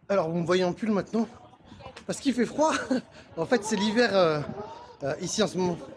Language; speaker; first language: French; native; French